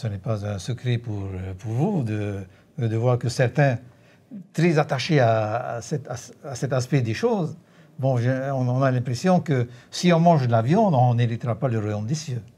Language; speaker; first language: French; native; French